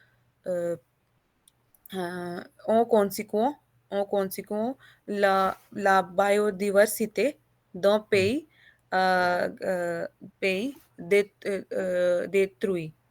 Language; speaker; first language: French; non-native, learner; Hindi